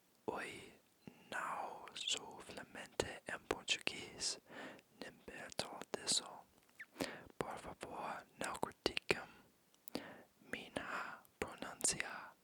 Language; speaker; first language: Portuguese; non-native, learner; English